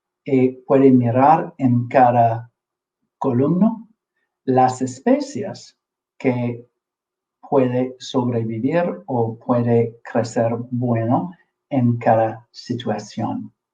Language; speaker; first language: Spanish; non-native, fluent; English